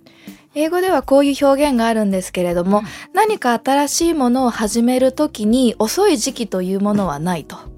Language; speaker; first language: Japanese; native; Japanese